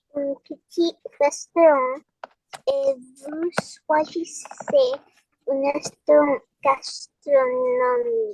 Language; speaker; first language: French; non-native, learner; English